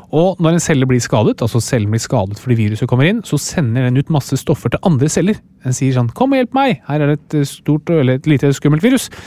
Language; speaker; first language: Norwegian; native; Norwegian